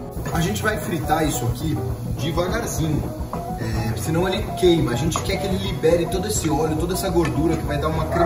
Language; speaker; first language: Portuguese; native; Portuguese